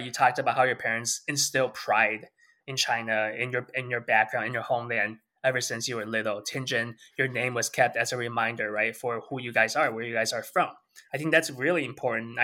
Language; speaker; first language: English; early bilingual, other home language; Chinese